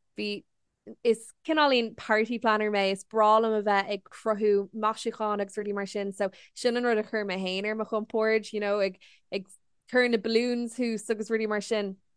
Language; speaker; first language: Irish; non-native, local second language; English